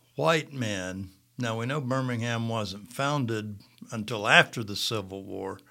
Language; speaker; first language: English; native; English